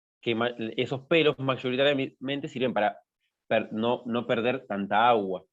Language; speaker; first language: Spanish; native; Spanish